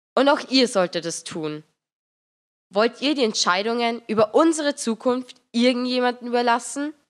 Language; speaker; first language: German; native; German